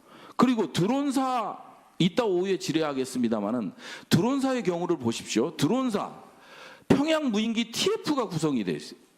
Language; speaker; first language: Korean; native; Korean